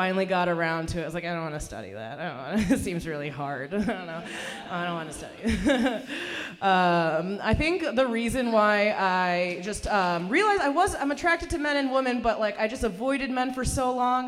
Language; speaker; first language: English; early bilingual, other home language; Persian